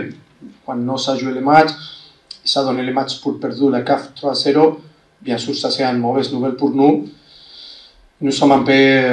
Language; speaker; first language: French; non-native, fluent; Spanish